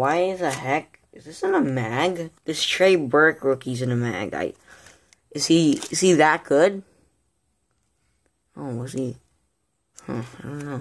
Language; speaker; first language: English; native; English